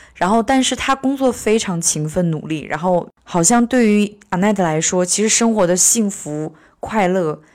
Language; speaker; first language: Chinese; native; Chinese